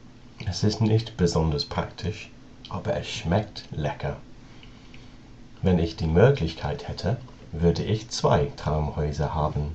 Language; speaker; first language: German; non-native, learner; English